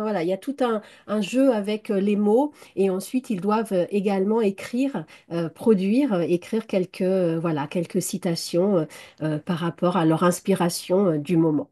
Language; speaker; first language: French; native; French